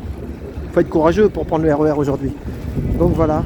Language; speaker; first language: French; native; French